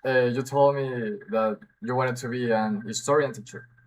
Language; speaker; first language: English; non-native, learner; Spanish